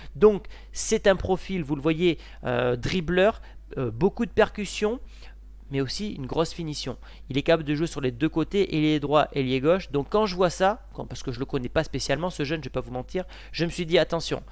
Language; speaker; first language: French; native; French